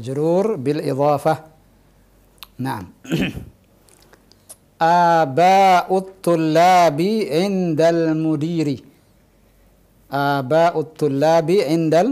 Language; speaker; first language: Arabic; non-native, fluent; Indonesian